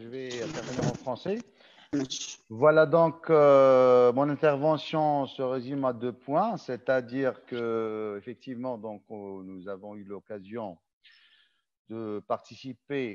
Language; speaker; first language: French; non-native, local second language; Arabic